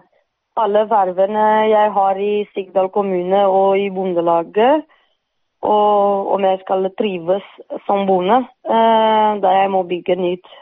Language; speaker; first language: Norwegian; non-native, fluent; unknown